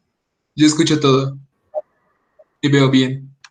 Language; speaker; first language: Spanish; native; Spanish